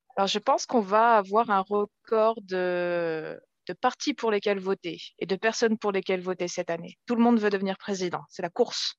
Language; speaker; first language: French; native; French